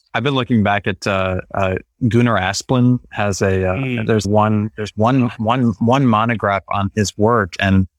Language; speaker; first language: English; non-native, fluent; Spanish